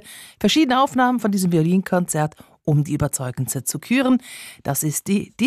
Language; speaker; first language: German; native; German